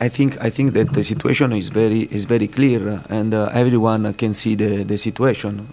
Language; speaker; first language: English; non-native, fluent; Italian